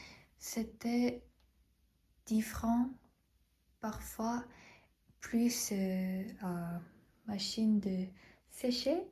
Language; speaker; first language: French; non-native, fluent; Korean